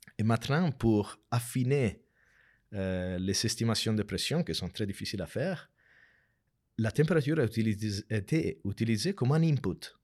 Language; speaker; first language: French; non-native, fluent; Italian